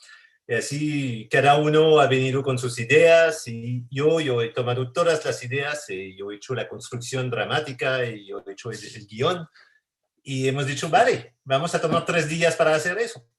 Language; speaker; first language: Spanish; non-native, fluent; French